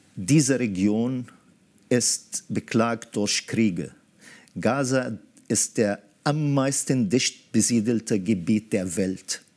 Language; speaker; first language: German; early bilingual, other home language; Arabic